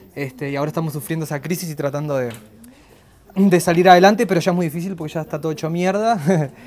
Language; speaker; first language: Spanish; native; Spanish